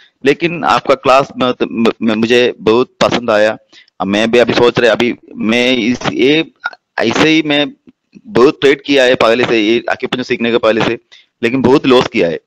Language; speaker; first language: Hindi; non-native, local second language; Malayalam